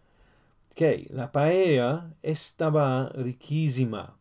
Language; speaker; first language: Spanish; non-native, fluent; English